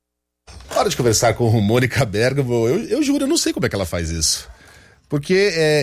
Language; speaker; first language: Portuguese; native; Portuguese